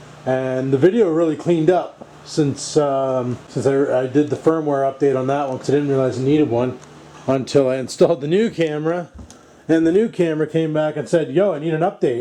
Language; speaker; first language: English; native; English